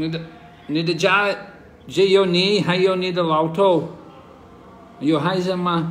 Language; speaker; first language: Chinese; non-native, learner; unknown